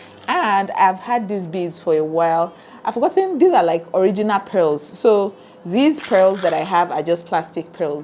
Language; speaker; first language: English; native; English